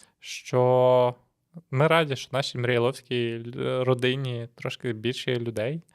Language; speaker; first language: Ukrainian; native; Ukrainian